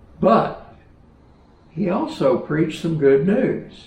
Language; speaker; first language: English; native; English